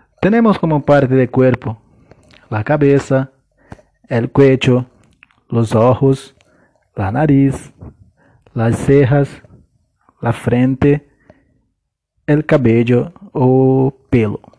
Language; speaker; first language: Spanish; non-native, learner; Portuguese